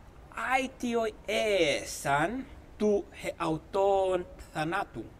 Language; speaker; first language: Greek; non-native, fluent; Spanish